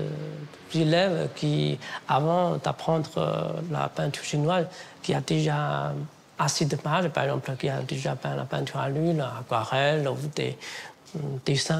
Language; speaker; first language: French; non-native, fluent; Chinese